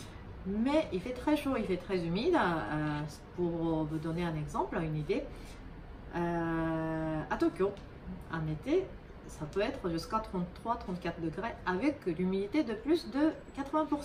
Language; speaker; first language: French; non-native, fluent; Japanese